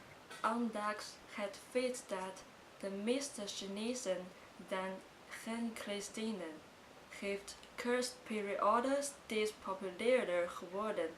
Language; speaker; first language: Dutch; non-native, learner; Chinese